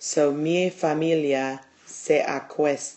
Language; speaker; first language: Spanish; non-native, fluent; English